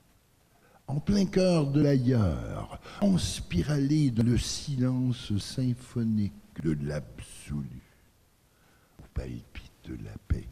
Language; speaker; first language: French; native; French